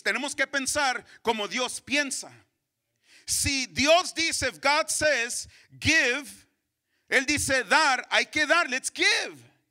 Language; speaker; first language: Spanish; early bilingual, heritage; Spanish